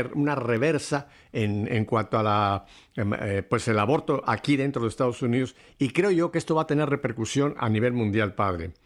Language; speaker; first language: Spanish; native; Spanish